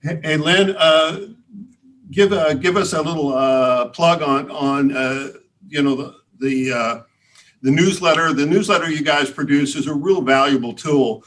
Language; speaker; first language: English; native; English